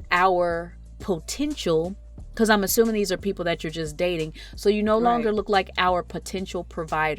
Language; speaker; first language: English; native; English